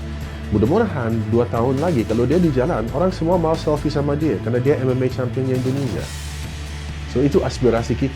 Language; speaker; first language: Indonesian; non-native, fluent; English